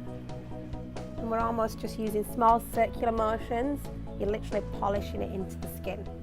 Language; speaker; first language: English; native; English